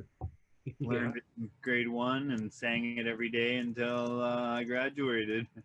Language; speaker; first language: English; native; English